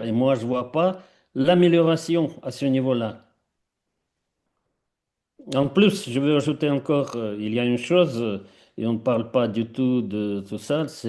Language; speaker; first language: French; non-native, fluent; Russian